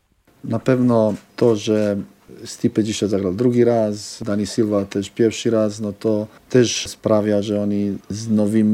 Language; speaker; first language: Polish; non-native, fluent; Serbian